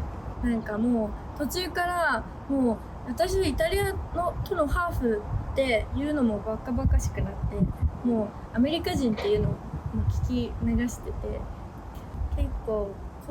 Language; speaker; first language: Japanese; native; Japanese